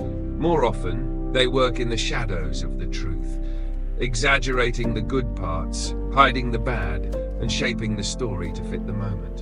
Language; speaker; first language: English; native; English